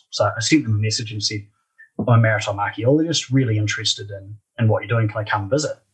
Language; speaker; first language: English; native; English